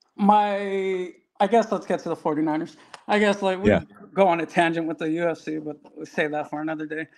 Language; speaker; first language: English; native; English